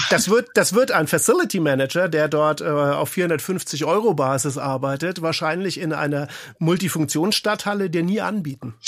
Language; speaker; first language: German; native; German